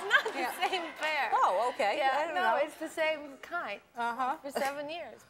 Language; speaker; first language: English; native; English